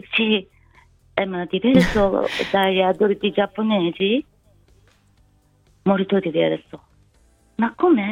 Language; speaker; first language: Italian; non-native, fluent; Japanese